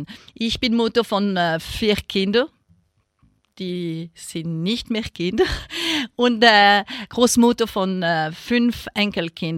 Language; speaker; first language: German; non-native, local second language; French